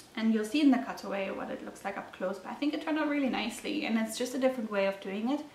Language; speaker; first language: English; non-native, fluent; German